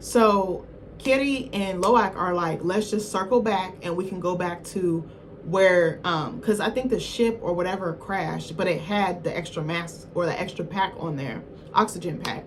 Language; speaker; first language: English; native; English